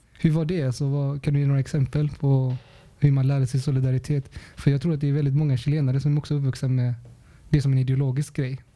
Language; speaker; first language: Swedish; early bilingual, other home language; Spanish